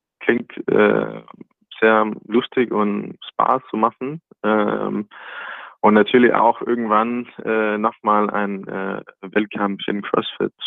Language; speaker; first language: German; non-native, learner; Danish